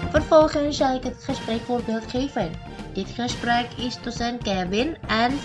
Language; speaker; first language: Dutch; non-native, fluent; Indonesian